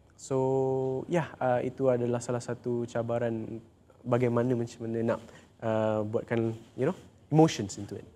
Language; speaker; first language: Malay; native; Malay